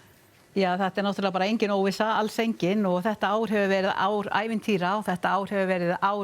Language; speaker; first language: Icelandic; native; Icelandic